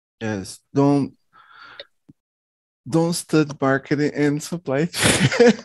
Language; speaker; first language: English; non-native, learner; Portuguese